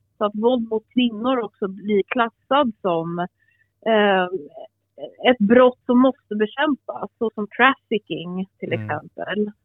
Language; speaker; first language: Swedish; early bilingual, other home language; Albanian